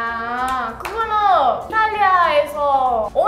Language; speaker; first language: Korean; non-native, learner; Italian